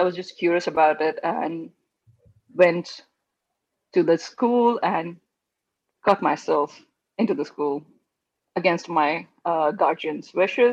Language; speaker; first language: English; non-native, local second language; Hindi